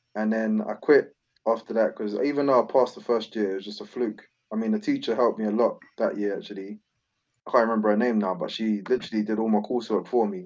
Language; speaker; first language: English; native; English